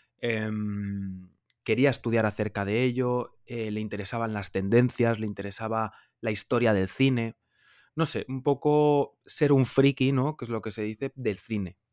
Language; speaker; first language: Spanish; native; Spanish